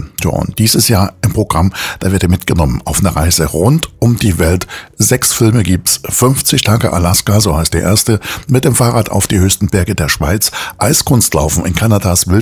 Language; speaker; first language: German; native; German